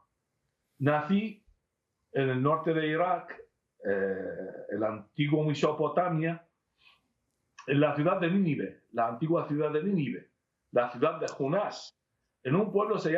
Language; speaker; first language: Spanish; non-native, fluent; Arabic